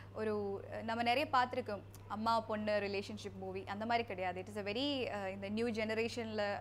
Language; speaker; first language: Tamil; non-native, local second language; Malayalam